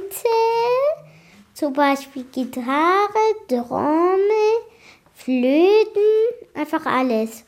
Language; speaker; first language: German; early bilingual, other home language; Arabic